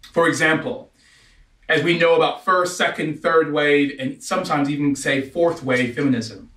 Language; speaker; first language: English; native; English